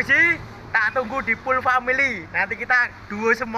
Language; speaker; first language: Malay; non-native, local second language; Javanese